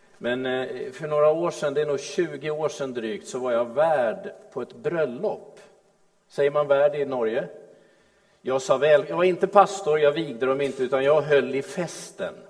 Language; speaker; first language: Swedish; native; Swedish